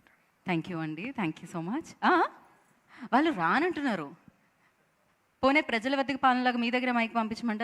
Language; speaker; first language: Telugu; native; Telugu